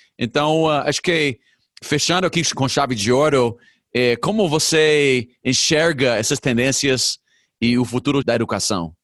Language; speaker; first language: Portuguese; non-native, fluent; English